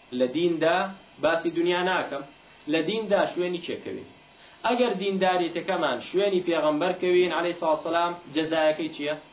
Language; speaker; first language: Central Kurdish; native; Central Kurdish